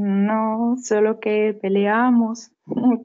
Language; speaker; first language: Spanish; non-native, fluent; Italian